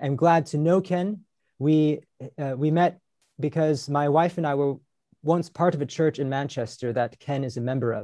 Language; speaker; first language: English; native; English